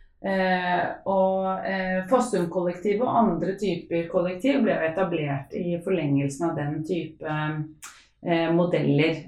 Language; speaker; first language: Norwegian; native; Norwegian